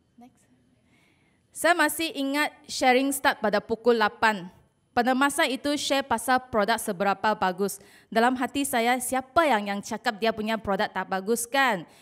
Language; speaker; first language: Malay; non-native, local second language; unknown